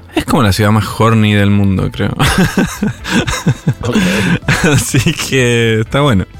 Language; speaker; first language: Spanish; native; Spanish